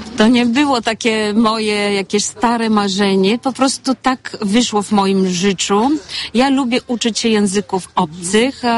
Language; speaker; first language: Polish; non-native, fluent; Bulgarian